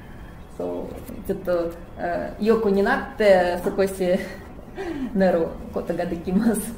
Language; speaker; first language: Japanese; non-native, fluent; Russian